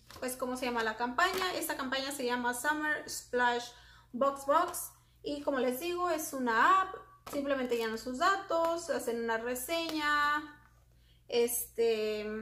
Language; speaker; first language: Spanish; native; Spanish